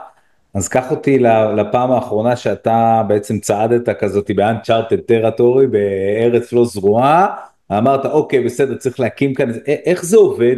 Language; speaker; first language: Hebrew; native; Hebrew